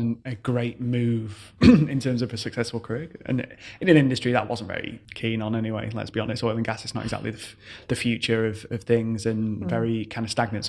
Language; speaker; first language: English; native; English